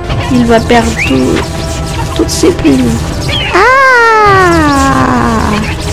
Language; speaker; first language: French; native; French